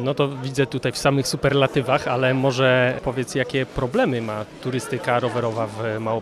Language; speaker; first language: Polish; native; Polish